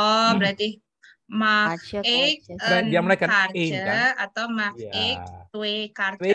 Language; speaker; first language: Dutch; non-native, learner; Indonesian